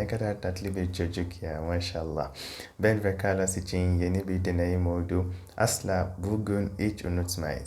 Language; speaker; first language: Turkish; non-native, fluent; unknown